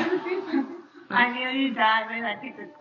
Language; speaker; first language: English; non-native, learner; Thai